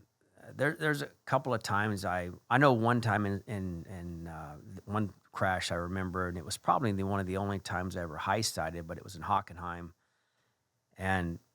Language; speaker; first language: English; native; English